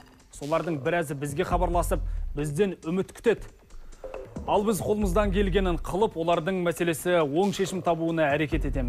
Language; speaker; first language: Kazakh; native; Kazakh